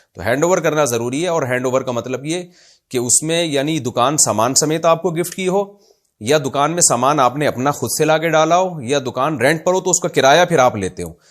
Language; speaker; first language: Urdu; native; Urdu